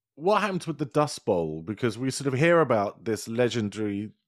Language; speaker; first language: English; native; English